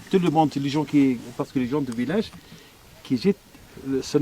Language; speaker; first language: French; non-native, learner; Arabic